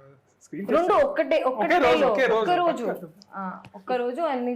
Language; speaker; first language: Telugu; non-native, local second language; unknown